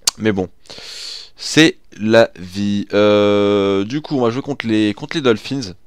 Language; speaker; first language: French; native; French